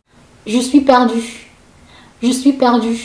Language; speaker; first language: French; non-native, learner; Filipino